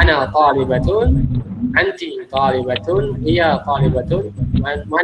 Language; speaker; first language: Arabic; non-native, fluent; Indonesian